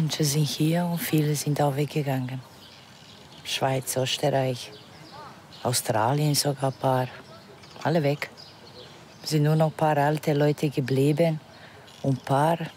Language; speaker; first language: German; non-native, learner; Bosnian